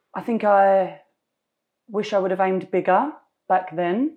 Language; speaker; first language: English; native; English